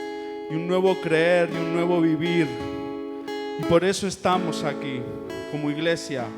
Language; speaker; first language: Spanish; native; Spanish